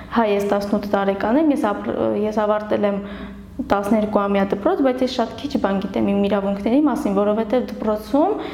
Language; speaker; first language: Armenian; non-native, local second language; Kurdish